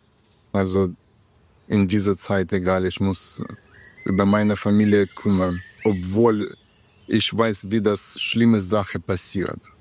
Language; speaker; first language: German; non-native, learner; Russian